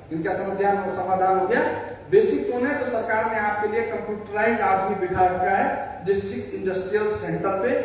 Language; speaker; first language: Hindi; native; Hindi